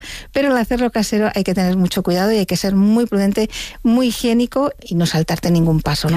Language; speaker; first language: Spanish; native; Spanish